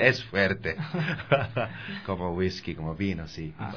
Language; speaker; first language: Spanish; non-native, learner; Japanese